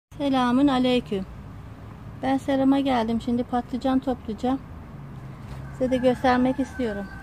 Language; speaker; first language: Turkish; native; Turkish